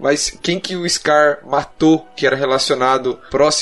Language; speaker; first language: Portuguese; native; Portuguese